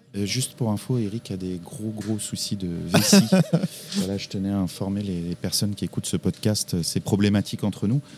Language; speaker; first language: French; native; French